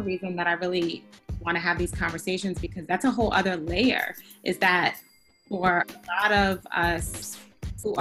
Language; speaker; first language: English; early bilingual, other home language; Spanish